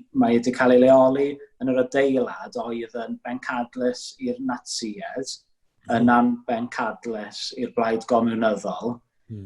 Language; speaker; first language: Welsh; native; Welsh